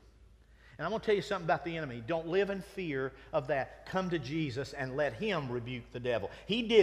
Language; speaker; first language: English; native; English